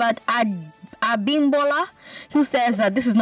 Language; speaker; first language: English; non-native, local second language; Igbo